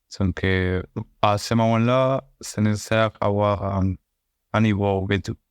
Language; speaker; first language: French; non-native, learner; Spanish